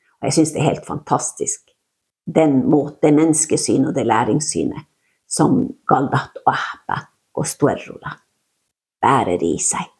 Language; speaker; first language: Norwegian; non-native, local second language; Northern Sami